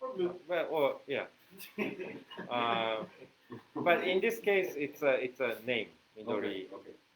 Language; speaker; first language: English; non-native, fluent; Japanese